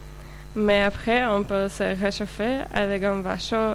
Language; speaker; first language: French; non-native, fluent; Slovak